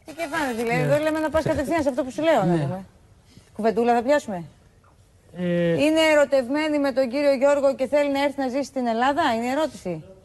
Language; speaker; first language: Greek; native; Greek